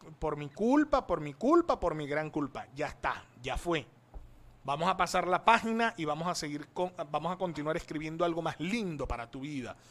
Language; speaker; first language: Spanish; native; Spanish